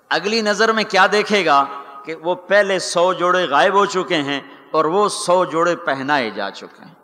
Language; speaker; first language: Urdu; non-native, local second language; Punjabi